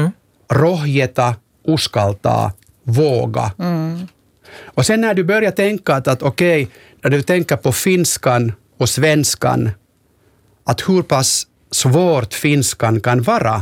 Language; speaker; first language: Swedish; non-native, local second language; Finnish